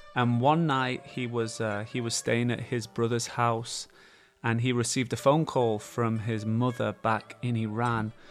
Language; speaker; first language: English; native; English